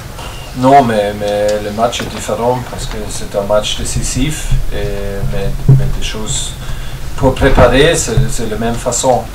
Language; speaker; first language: French; non-native, fluent; German